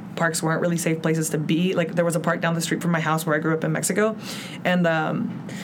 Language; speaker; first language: English; early bilingual, other home language; Spanish